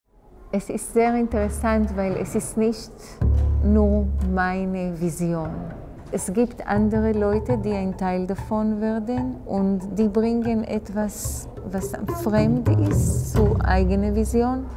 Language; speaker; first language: German; non-native, fluent; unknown